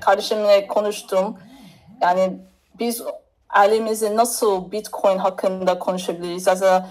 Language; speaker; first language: Turkish; early bilingual, other home language; English